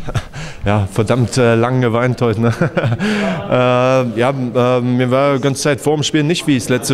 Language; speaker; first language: German; native; German